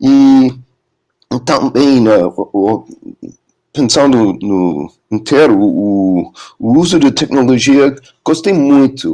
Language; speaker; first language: Portuguese; non-native, learner; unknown